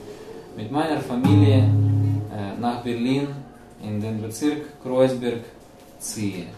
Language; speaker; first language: German; non-native, fluent; Russian